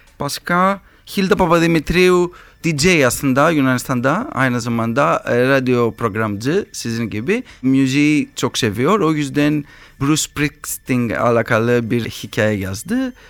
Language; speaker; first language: Turkish; non-native, learner; Greek